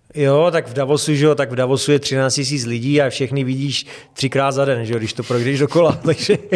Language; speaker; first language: Czech; native; Czech